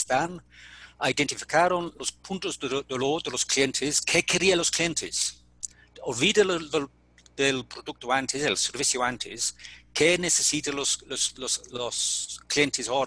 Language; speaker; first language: Spanish; non-native, fluent; English